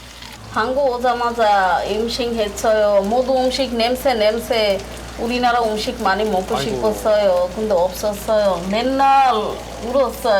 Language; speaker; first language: Korean; non-native, local second language; Bangla